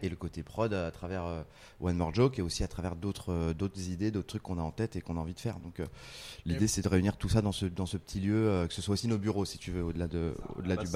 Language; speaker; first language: French; native; French